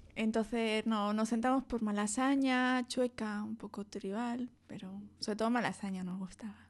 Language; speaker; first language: Spanish; native; Spanish